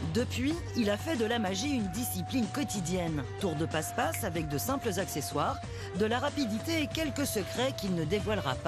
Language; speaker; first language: French; native; French